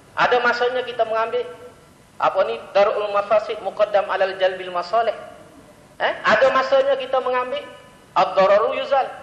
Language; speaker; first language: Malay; native; Malay